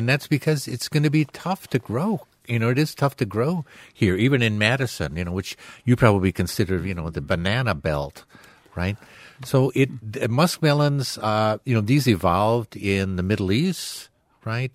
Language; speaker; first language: English; native; English